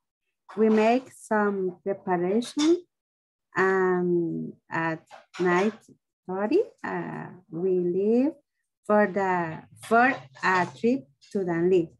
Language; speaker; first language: English; non-native, learner; Spanish